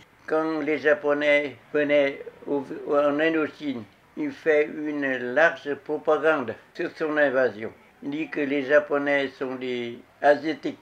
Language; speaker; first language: French; non-native, local second language; Vietnamese